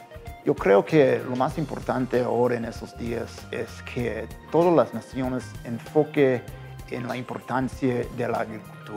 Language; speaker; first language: Spanish; non-native, fluent; English